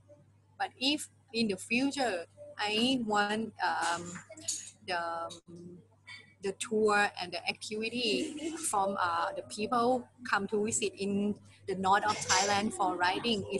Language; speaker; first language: English; non-native, learner; Thai